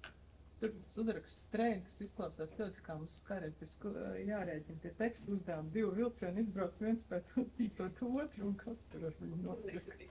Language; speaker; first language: Latvian; native; Latvian